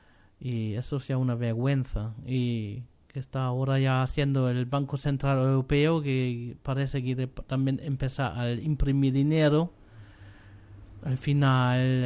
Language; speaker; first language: Spanish; non-native, learner; German